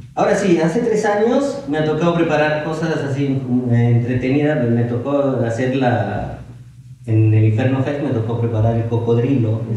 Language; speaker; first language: Spanish; non-native, fluent; Italian